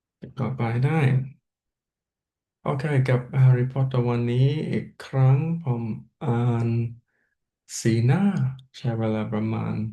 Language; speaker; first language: Thai; non-native, learner; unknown